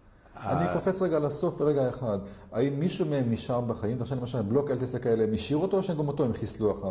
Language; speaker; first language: Hebrew; native; Hebrew